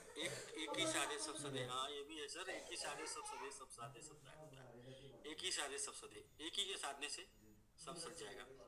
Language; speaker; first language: Hindi; native; Hindi